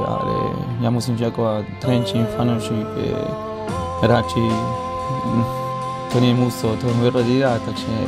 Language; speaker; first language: Slovak; non-native, fluent; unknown